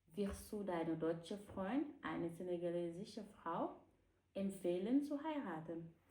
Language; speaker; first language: German; non-native, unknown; Wolof